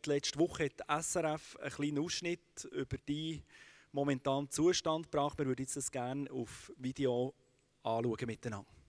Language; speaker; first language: German; native; German